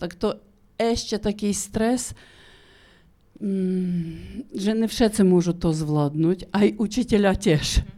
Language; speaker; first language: Slovak; non-native, learner; Ukrainian